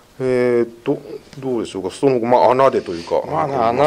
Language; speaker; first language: Japanese; native; Japanese